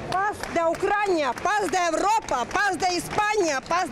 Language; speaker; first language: Spanish; non-native, learner; Ukrainian